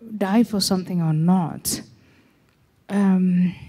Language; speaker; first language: English; non-native, fluent; Somali